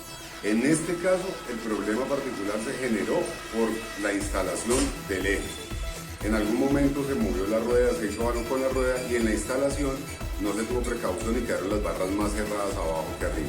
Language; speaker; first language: Spanish; native; Spanish